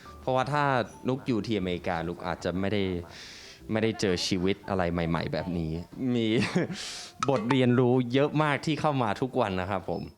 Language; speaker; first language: Thai; early bilingual, heritage; English